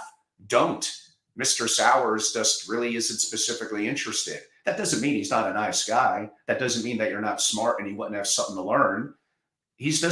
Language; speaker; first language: English; native; English